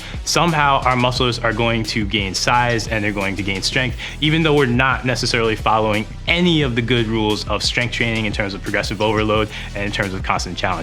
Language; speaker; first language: English; native; English